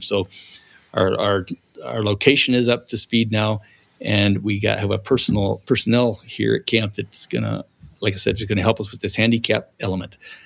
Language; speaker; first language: English; native; English